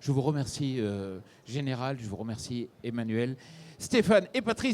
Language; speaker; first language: French; native; French